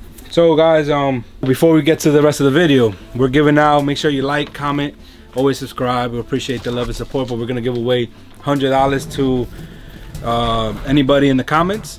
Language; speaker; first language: English; early bilingual, other home language; Spanish